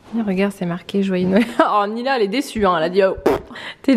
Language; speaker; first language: French; native; French